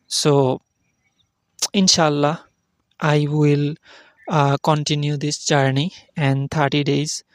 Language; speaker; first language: English; non-native, learner; Bangla